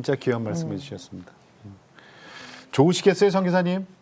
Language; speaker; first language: Korean; native; Korean